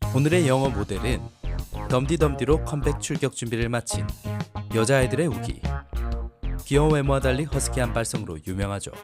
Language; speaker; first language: Korean; native; Korean